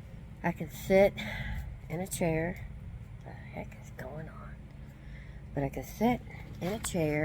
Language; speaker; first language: English; native; English